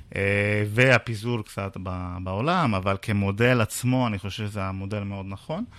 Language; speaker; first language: Hebrew; non-native, fluent; Italian